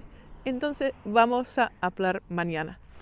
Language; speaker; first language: Spanish; non-native, learner; Finnish